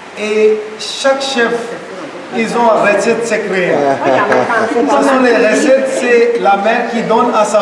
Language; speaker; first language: French; non-native, fluent; Hindi